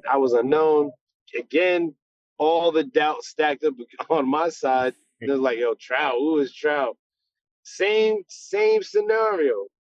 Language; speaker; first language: English; native; English